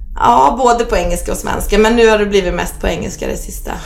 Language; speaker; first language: Swedish; native; Swedish